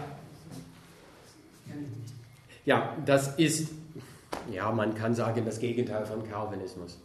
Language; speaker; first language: German; non-native, fluent; English